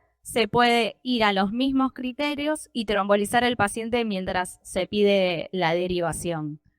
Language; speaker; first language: Spanish; native; Spanish